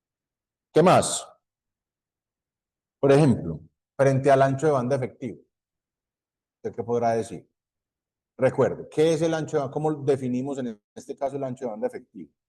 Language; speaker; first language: Spanish; native; Spanish